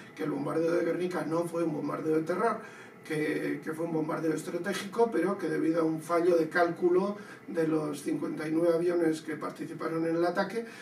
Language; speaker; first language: Spanish; non-native, local second language; Basque